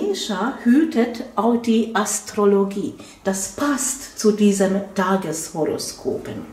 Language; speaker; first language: German; non-native, fluent; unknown